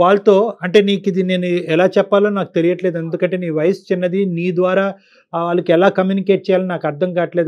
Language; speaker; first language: Telugu; native; Telugu